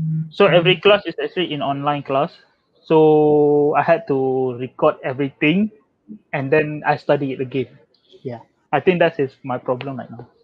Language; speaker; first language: English; non-native, local second language; Malay